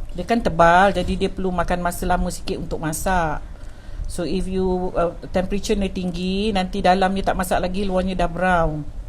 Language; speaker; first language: Malay; native; Malay